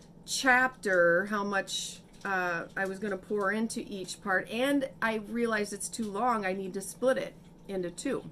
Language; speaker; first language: English; native; English